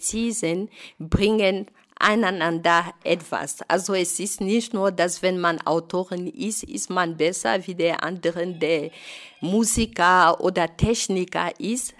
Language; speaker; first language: German; non-native, fluent; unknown